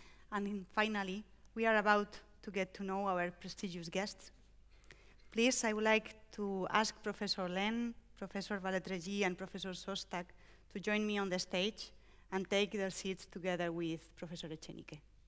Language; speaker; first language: English; non-native, fluent; Basque